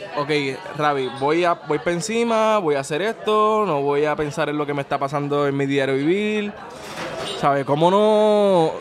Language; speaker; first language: Spanish; native; Spanish